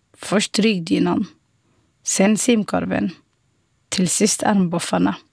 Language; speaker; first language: Swedish; non-native, fluent; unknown